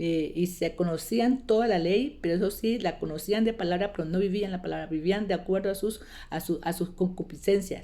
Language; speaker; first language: Spanish; native; Spanish